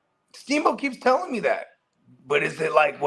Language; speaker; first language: English; native; English